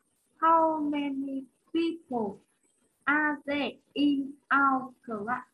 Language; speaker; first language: English; non-native, learner; Vietnamese